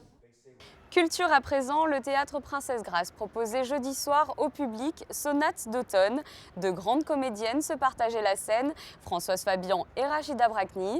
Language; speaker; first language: French; native; French